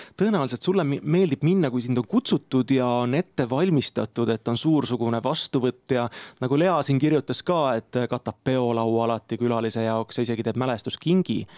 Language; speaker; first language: Estonian; native; Estonian